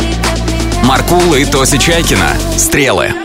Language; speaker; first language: Russian; native; Russian